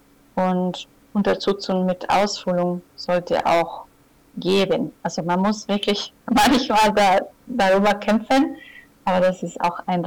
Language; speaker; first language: German; non-native, fluent; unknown